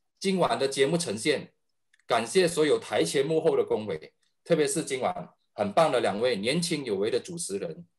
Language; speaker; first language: Chinese; native; Chinese